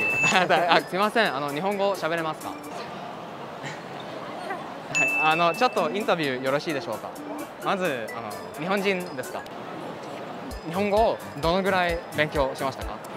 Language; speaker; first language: Japanese; non-native, fluent; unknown